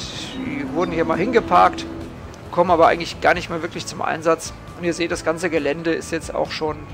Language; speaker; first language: German; native; German